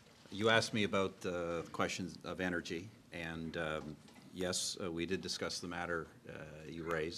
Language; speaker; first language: English; native; English